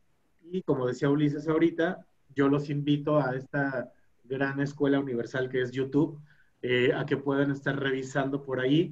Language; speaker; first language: Spanish; native; Spanish